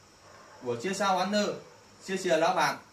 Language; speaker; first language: Chinese; non-native, learner; Vietnamese